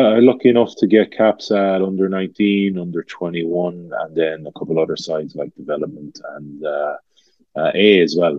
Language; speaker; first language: English; native; English